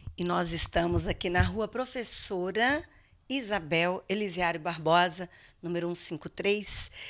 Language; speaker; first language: Portuguese; native; Portuguese